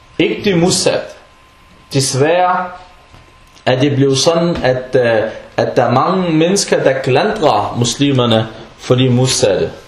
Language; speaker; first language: Danish; early bilingual, other home language; Arabic